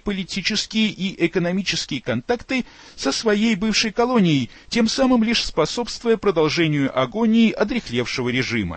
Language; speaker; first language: Russian; native; Russian